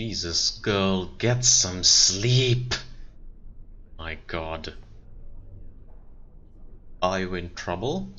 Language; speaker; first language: English; non-native, fluent; German